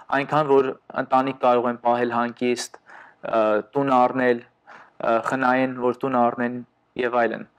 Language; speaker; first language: Armenian; early bilingual, heritage; Armenian